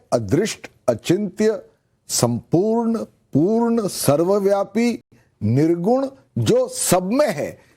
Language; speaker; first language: Hindi; native; Hindi